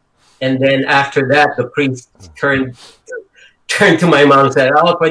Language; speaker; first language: English; non-native, local second language; Filipino